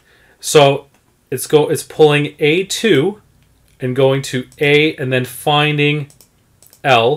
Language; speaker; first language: English; native; English